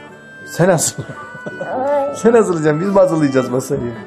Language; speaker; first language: Turkish; native; Turkish